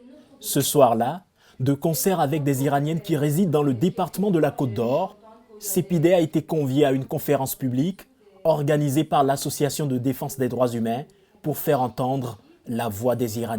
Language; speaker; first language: French; native; French